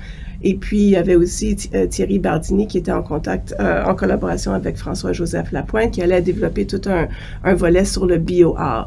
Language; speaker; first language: French; native; French